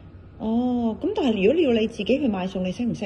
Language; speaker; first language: Cantonese; native; Cantonese